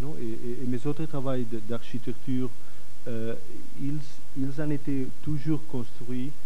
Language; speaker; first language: French; non-native, fluent; Catalan